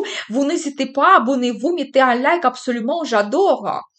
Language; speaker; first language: French; non-native, fluent; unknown